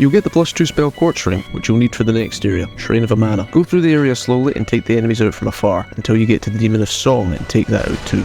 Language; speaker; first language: English; native; English